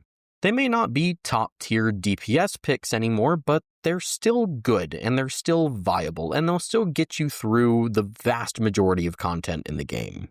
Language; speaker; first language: English; native; English